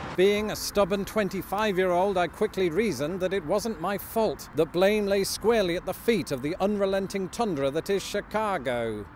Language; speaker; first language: English; native; English